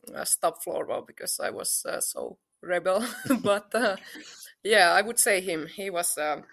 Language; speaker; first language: English; non-native, fluent; Finnish